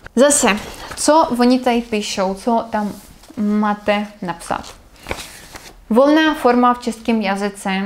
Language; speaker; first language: Czech; non-native, fluent; Russian